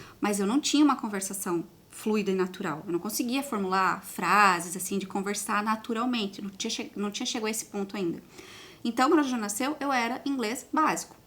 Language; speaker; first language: Portuguese; native; Portuguese